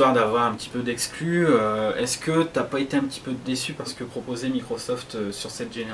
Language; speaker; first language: French; native; French